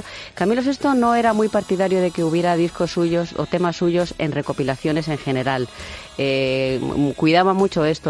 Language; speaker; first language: Spanish; native; Spanish